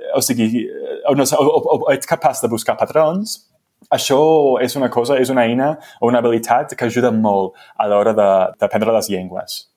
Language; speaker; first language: Catalan; non-native, fluent; English